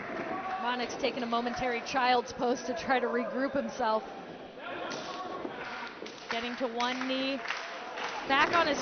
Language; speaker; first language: English; native; English